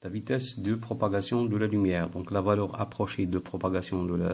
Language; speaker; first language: French; non-native, local second language; Arabic